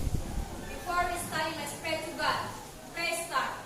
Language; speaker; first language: English; non-native, learner; Indonesian